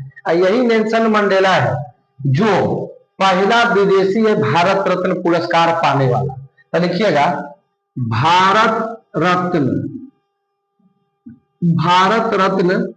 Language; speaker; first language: Hindi; non-native, local second language; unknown